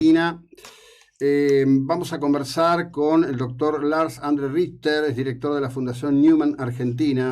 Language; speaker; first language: Spanish; native; Spanish